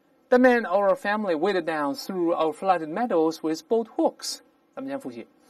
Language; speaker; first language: English; non-native, fluent; Chinese